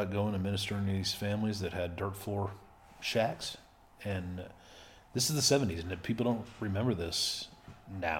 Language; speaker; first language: English; early bilingual, other home language; Spanish